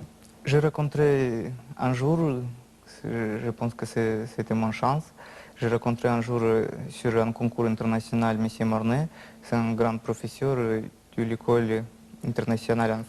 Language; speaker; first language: French; non-native, learner; Russian